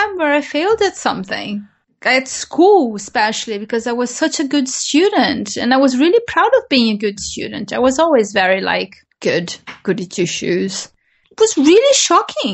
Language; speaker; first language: English; non-native, fluent; Portuguese